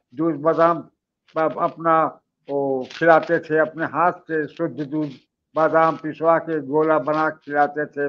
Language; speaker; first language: Hindi; native; Hindi